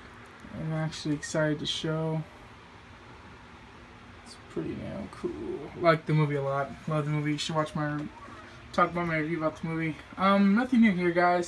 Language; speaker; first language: English; native; English